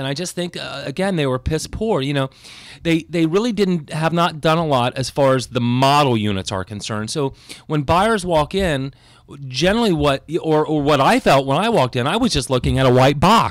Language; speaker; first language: English; native; English